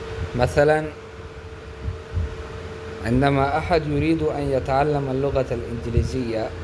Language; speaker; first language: Arabic; non-native, fluent; Urdu